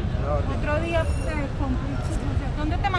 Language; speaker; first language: Spanish; native; Spanish